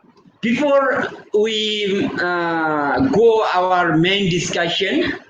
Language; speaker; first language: English; non-native, fluent; Bangla